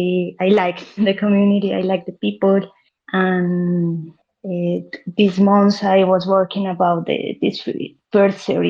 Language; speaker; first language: English; non-native, learner; Spanish